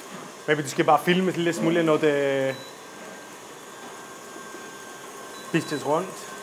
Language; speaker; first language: Danish; non-native, fluent; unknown